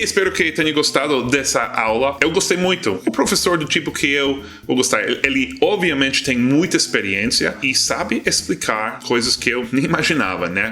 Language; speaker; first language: Portuguese; non-native, fluent; English